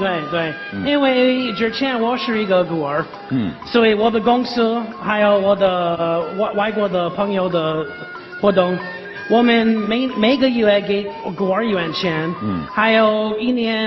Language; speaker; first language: Chinese; non-native, learner; English